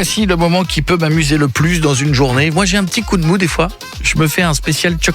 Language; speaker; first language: French; native; French